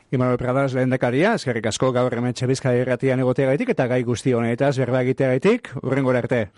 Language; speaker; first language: Basque; native; Basque